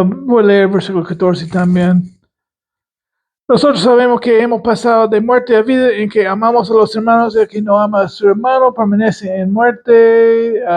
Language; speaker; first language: Spanish; non-native, fluent; English